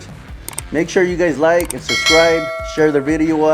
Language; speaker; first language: English; native; English